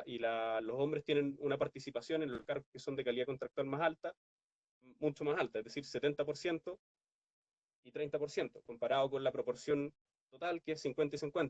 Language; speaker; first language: Spanish; native; Spanish